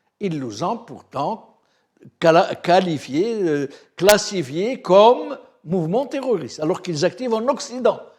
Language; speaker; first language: French; non-native, local second language; Arabic